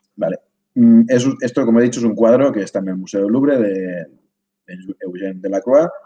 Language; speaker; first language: Spanish; non-native, local second language; Catalan